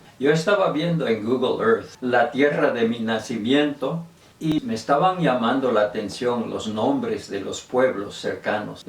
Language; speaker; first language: Spanish; non-native, local second language; English